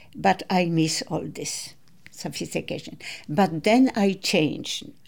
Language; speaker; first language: English; non-native, learner; Polish